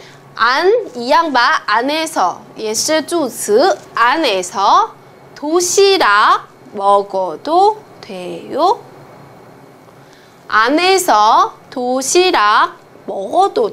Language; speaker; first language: Korean; non-native, fluent; Chinese